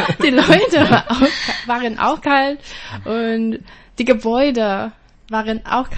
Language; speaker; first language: German; non-native, learner; Chinese